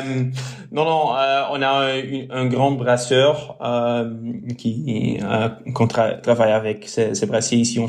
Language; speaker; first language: French; non-native, local second language; Dutch